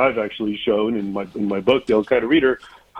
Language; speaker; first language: English; native; English